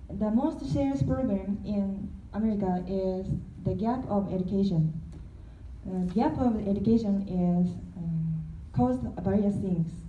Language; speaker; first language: English; non-native, learner; Korean